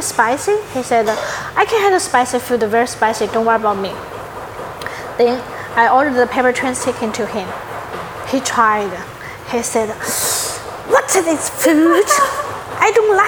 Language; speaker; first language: English; non-native, learner; Chinese